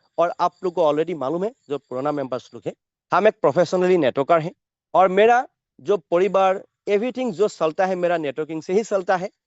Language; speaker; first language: Hindi; non-native, local second language; Assamese